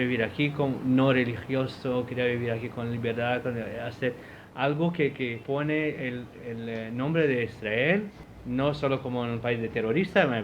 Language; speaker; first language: Spanish; non-native, fluent; Portuguese